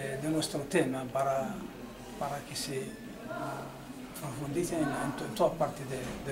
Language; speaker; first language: Spanish; non-native, fluent; Arabic